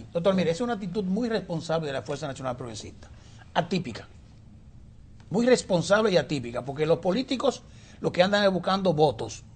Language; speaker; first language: Spanish; native; Spanish